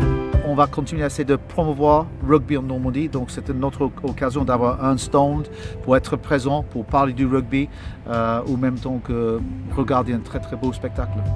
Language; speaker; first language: French; non-native, fluent; English